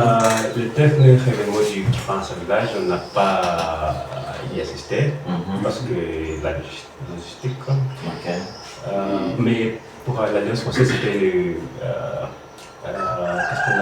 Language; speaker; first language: French; non-native, learner; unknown